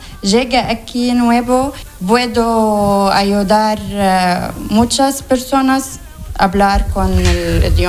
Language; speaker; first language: Spanish; non-native, learner; Arabic